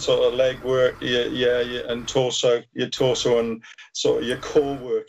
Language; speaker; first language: English; native; English